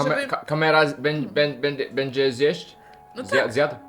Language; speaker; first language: Polish; non-native, learner; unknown